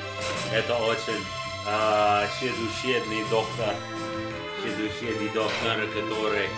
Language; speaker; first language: Russian; non-native, learner; English